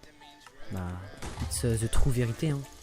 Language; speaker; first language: French; native; French